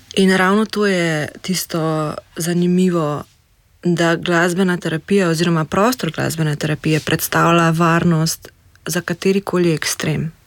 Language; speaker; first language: Slovenian; native; Slovenian